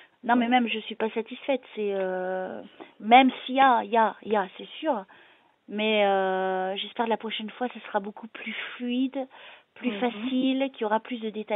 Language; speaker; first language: French; native; French